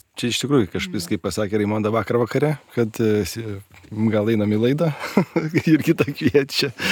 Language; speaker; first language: Lithuanian; native; Lithuanian